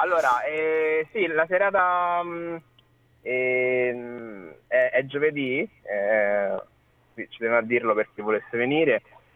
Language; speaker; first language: Italian; native; Italian